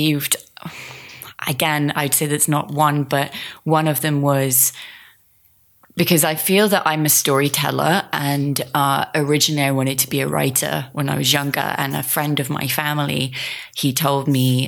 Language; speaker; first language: English; native; English